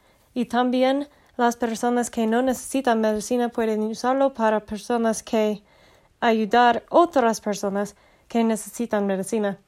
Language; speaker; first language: Spanish; non-native, learner; English